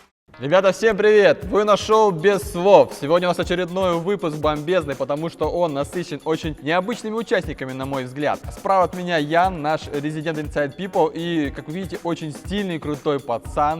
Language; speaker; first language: Russian; native; Russian